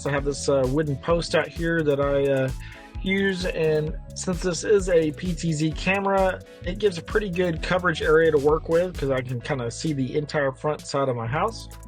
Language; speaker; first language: English; native; English